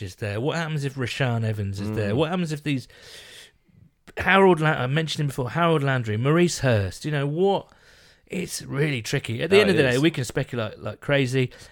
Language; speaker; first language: English; native; English